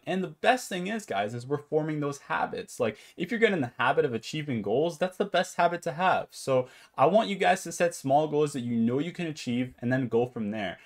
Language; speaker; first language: English; native; English